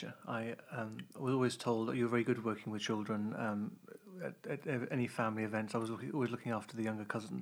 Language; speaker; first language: English; native; English